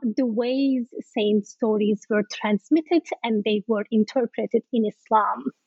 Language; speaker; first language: English; non-native, fluent; Turkish